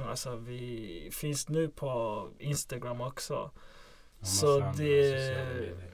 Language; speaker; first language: Swedish; non-native, local second language; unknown